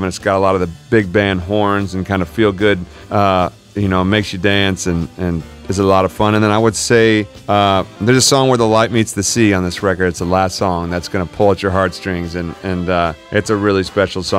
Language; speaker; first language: English; native; English